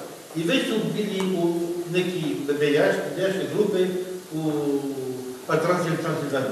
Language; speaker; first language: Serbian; non-native, fluent; French